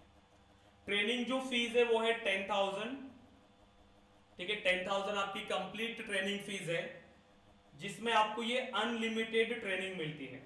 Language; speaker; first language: Hindi; native; Hindi